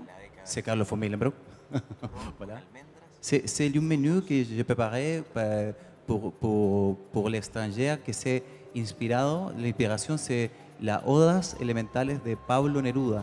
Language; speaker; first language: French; non-native, learner; Spanish